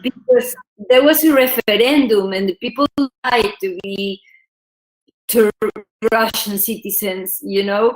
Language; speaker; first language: English; non-native, learner; Spanish